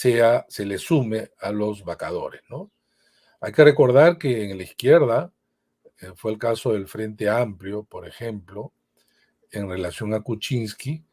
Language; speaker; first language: Spanish; native; Spanish